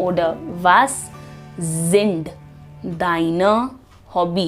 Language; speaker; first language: German; non-native, fluent; Hindi